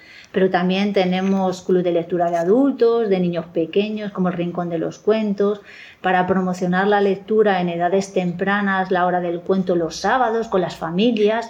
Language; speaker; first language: Spanish; native; Spanish